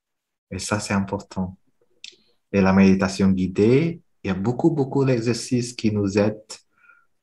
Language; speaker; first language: French; non-native, fluent; Vietnamese